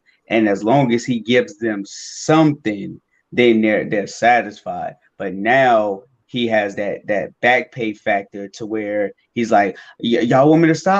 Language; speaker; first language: English; native; English